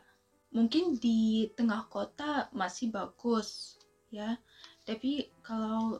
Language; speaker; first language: Indonesian; non-native, fluent; Russian